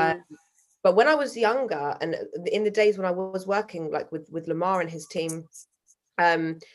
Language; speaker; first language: English; native; English